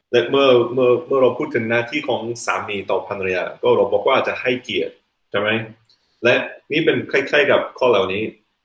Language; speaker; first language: Thai; non-native, fluent; English